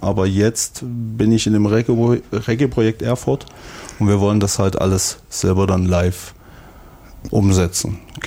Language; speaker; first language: German; native; German